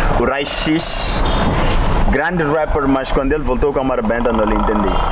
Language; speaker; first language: Portuguese; non-native, local second language; Tsonga